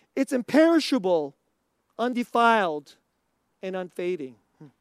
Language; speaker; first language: English; native; English